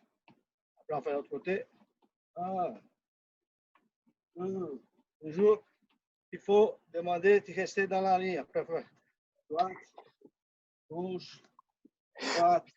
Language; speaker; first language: French; non-native, fluent; Portuguese